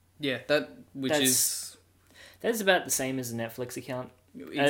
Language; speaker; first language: English; native; English